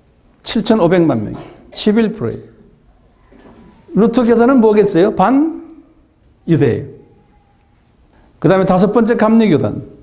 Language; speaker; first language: Korean; native; Korean